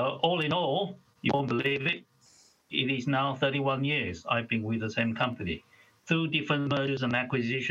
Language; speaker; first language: English; non-native, local second language; Chinese